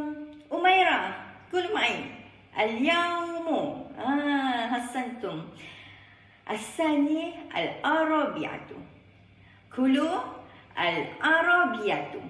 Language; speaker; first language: Arabic; non-native, learner; Malay